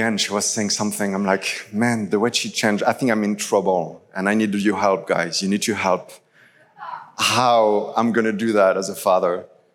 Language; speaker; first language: English; non-native, fluent; French